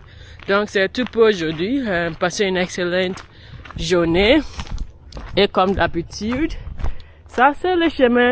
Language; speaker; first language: French; non-native, learner; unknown